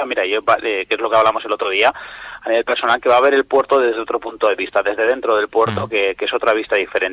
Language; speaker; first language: Spanish; native; Spanish